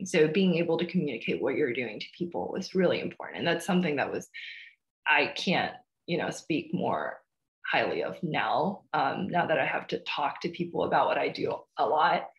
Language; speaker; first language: English; early bilingual, other home language; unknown